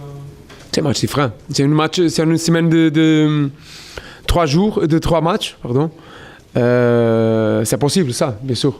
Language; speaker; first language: French; non-native, learner; Portuguese